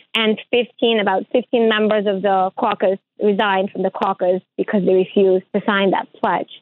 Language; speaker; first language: English; early bilingual, other home language; Ukrainian